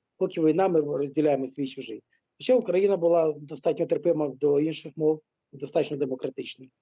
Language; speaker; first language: Ukrainian; non-native, local second language; Russian